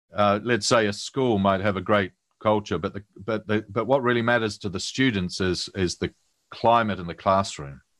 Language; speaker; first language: English; native; English